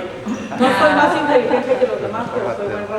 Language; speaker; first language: Spanish; native; Spanish